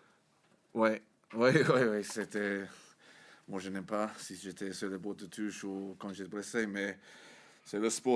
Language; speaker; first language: French; non-native, fluent; English